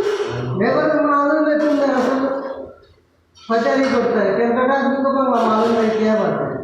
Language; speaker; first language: Hindi; non-native, learner; Bangla